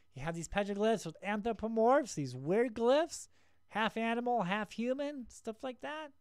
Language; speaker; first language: English; native; English